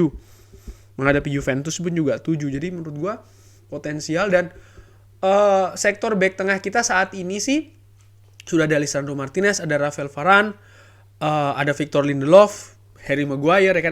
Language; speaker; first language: Indonesian; native; Indonesian